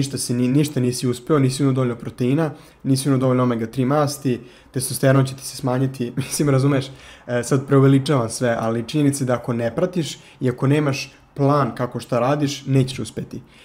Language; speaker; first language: Serbian; native; Serbian